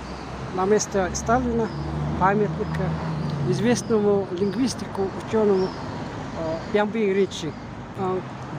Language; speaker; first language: Russian; non-native, fluent; Mongolian